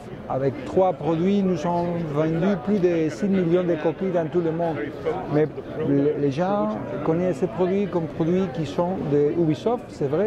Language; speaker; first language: French; non-native, fluent; Spanish